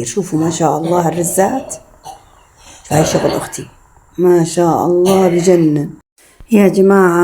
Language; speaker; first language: Arabic; native; Arabic